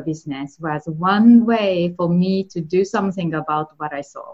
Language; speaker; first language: English; non-native, fluent; Japanese